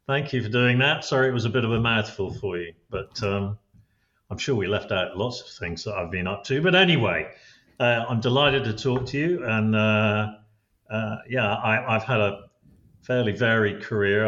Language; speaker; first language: English; native; English